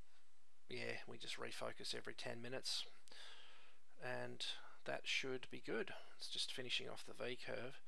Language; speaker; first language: English; native; English